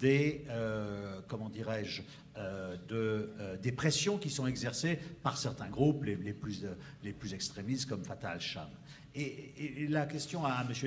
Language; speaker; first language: French; native; French